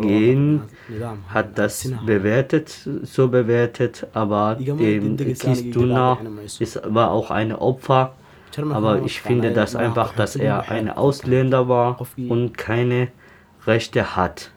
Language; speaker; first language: German; non-native, learner; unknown